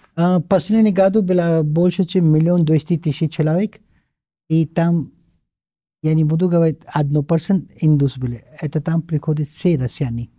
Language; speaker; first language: Russian; non-native, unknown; Hindi